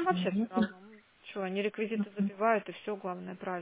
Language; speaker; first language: Russian; native; Russian